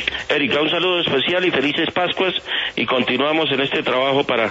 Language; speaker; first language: Spanish; native; Spanish